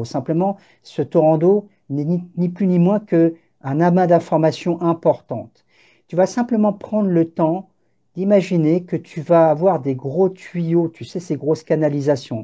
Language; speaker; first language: French; native; French